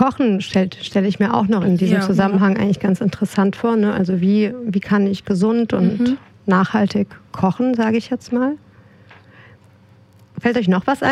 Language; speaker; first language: German; native; German